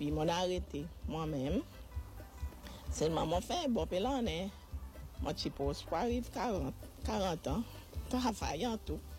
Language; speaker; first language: French; non-native, local second language; Seselwa Creole French